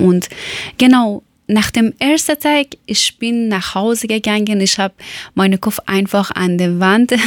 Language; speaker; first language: German; non-native, learner; Persian